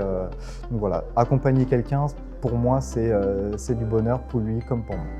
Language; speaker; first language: French; native; French